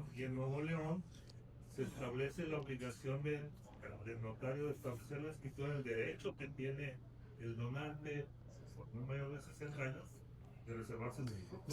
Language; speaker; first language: Spanish; native; Spanish